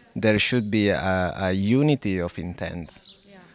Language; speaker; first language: English; non-native, fluent; Italian